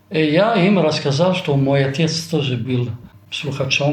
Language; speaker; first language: Russian; non-native, fluent; Italian